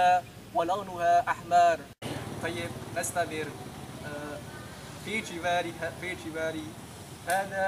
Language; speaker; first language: Arabic; non-native, learner; Indonesian